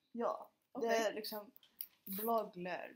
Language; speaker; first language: Swedish; non-native, fluent; Finnish